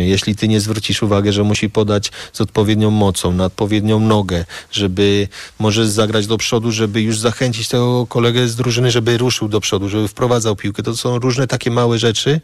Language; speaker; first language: Polish; early bilingual, heritage; Polish